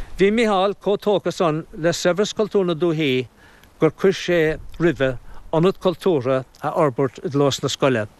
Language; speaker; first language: Irish; native; Irish